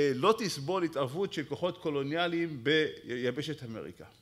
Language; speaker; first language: Hebrew; native; Hebrew